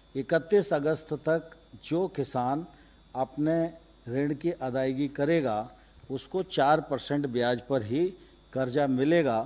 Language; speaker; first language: Hindi; native; Hindi